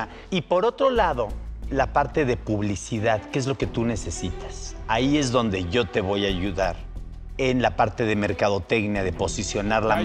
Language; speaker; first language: Spanish; native; Spanish